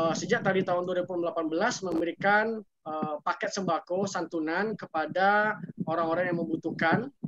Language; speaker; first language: Indonesian; native; Indonesian